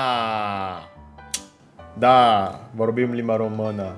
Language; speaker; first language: Romanian; non-native, learner; Indonesian